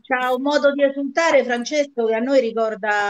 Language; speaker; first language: Italian; native; Italian